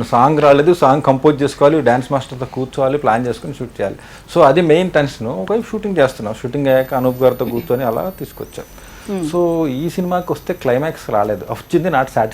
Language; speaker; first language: Telugu; native; Telugu